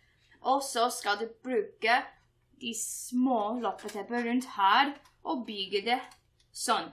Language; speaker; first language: Norwegian; non-native, learner; English